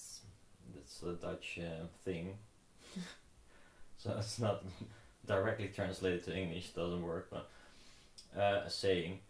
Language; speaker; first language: English; non-native, fluent; Dutch